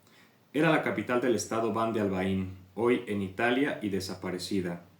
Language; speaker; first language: Spanish; native; Spanish